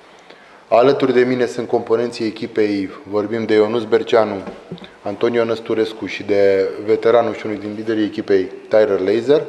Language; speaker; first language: Romanian; native; Romanian